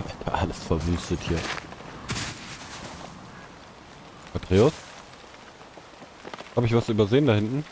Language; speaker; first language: German; native; German